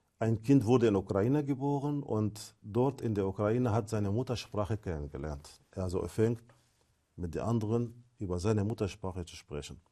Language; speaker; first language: German; non-native, fluent; Arabic